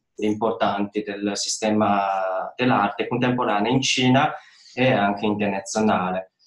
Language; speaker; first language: Italian; non-native, learner; Chinese